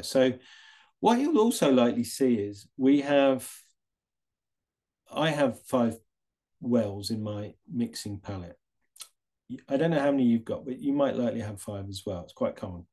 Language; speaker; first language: English; native; English